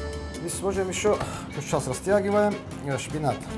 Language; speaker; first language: Polish; non-native, learner; Georgian